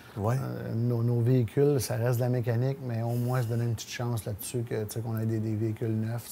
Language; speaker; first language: French; native; French